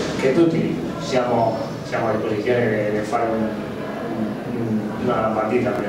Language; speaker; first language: Italian; non-native, learner; Spanish